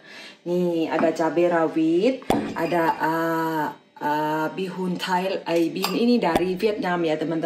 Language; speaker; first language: Indonesian; non-native, fluent; Thai